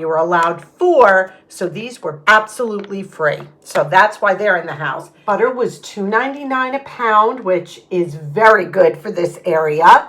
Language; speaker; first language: English; native; English